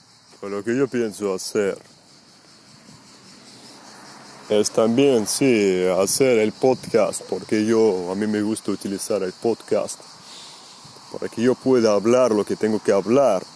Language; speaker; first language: Spanish; non-native, fluent; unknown